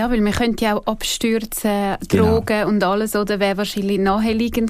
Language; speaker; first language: German; native; German